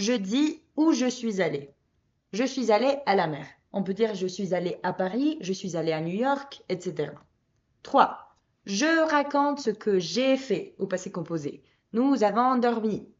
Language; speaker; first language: French; non-native, fluent; Spanish